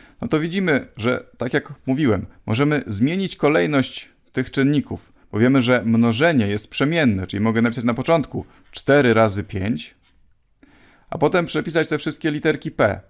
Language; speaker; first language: Polish; native; Polish